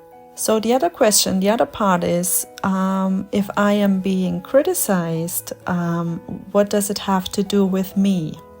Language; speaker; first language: English; non-native, fluent; German